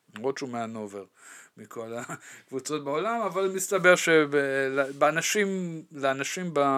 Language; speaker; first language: Hebrew; non-native, fluent; German